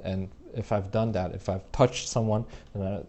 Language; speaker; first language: English; native; English